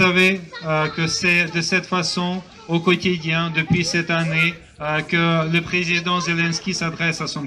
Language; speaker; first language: French; non-native, fluent; Ukrainian